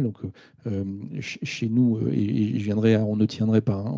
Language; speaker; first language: French; native; French